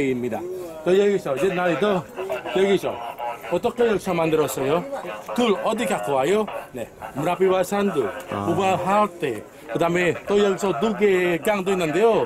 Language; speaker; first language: Korean; non-native, learner; Indonesian